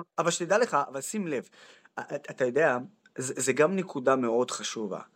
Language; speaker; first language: Hebrew; non-native, local second language; Arabic